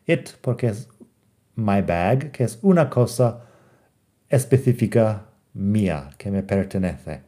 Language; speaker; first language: Spanish; non-native, fluent; English